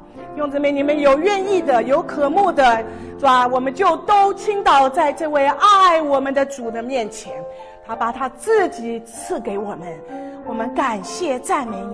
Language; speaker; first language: Chinese; native; Chinese